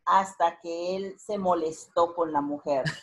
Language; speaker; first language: Spanish; native; Spanish